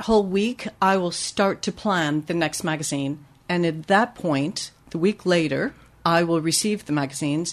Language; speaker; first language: English; native; English